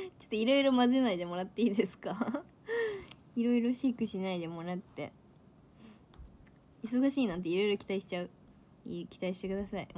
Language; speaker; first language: Japanese; native; Japanese